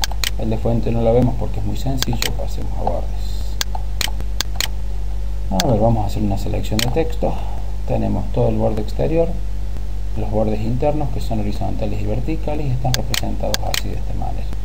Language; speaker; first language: Spanish; native; Spanish